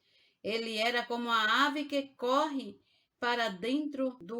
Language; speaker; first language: Portuguese; native; Portuguese